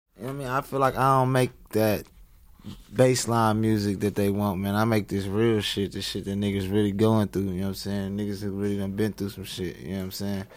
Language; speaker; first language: English; native; English